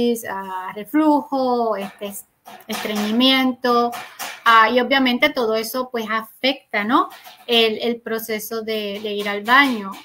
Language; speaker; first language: Spanish; native; Spanish